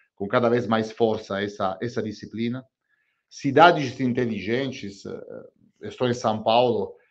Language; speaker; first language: Portuguese; non-native, fluent; Italian